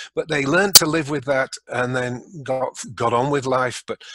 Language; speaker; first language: English; native; English